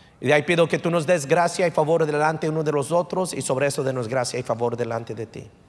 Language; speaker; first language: Spanish; early bilingual, heritage; Spanish